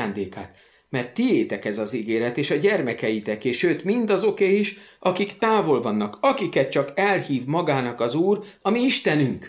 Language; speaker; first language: Hungarian; native; Hungarian